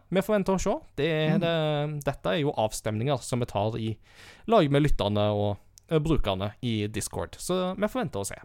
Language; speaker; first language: Norwegian; early bilingual, heritage; Norwegian